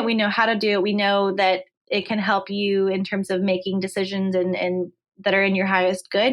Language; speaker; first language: English; native; English